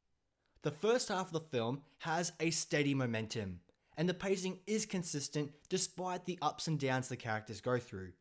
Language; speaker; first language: English; native; English